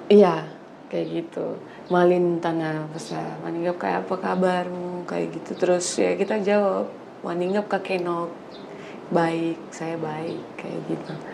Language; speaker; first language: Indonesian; native; Indonesian